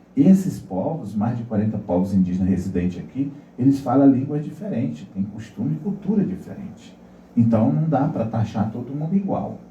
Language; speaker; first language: Portuguese; non-native, local second language; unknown